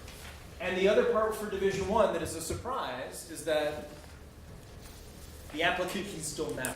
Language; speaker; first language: English; native; English